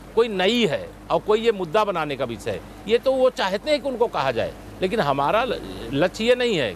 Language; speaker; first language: Hindi; native; Hindi